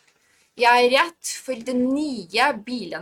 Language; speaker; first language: Norwegian; non-native, fluent; Polish